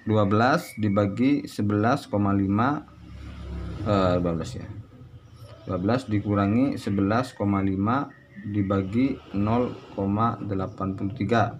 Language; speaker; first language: Indonesian; native; Indonesian